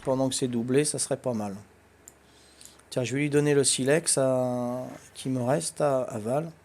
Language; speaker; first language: French; native; French